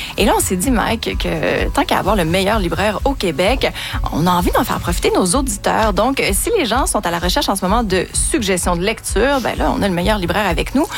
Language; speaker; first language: French; native; French